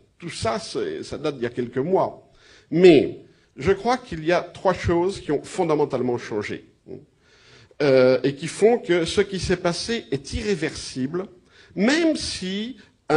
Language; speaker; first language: French; native; French